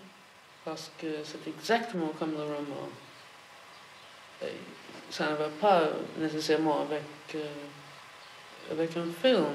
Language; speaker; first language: French; non-native, fluent; English